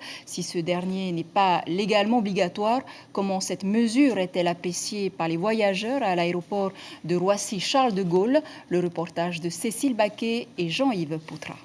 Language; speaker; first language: French; native; French